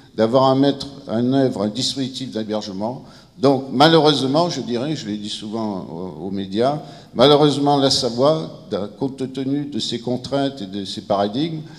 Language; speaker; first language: French; native; French